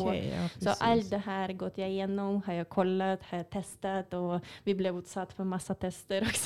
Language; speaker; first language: Swedish; non-native, fluent; Russian